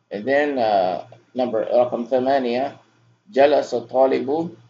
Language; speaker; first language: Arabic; non-native, fluent; English